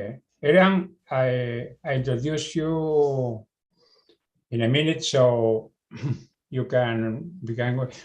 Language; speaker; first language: English; non-native, learner; Spanish